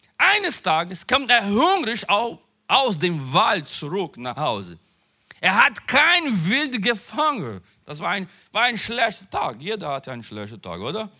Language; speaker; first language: German; non-native, learner; Portuguese